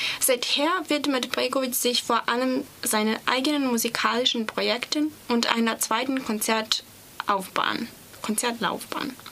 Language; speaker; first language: German; non-native, fluent; Serbian